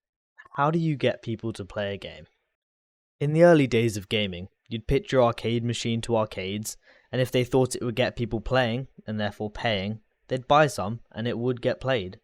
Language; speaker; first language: English; native; English